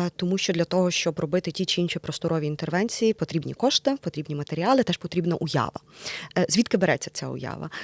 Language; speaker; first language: Ukrainian; native; Ukrainian